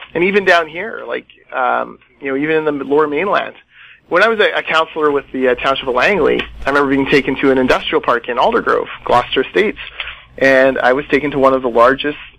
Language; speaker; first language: English; native; English